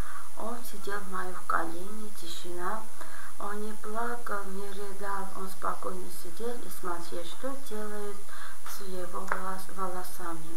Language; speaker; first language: Russian; non-native, fluent; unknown